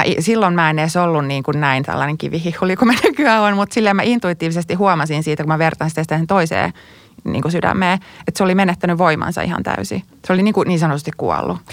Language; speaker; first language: Finnish; native; Finnish